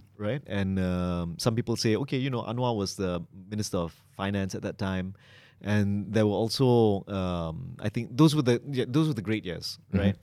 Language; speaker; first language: English; non-native, local second language; Malay